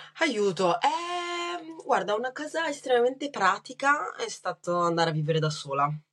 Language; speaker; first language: Italian; early bilingual, other home language; Kinyarwanda